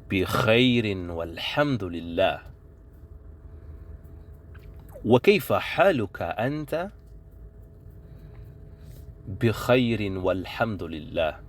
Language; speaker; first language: Arabic; non-native, fluent; Indonesian